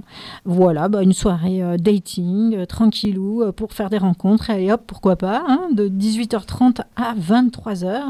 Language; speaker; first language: French; native; French